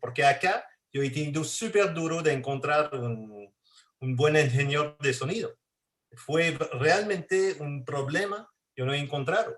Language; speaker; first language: Spanish; non-native, fluent; French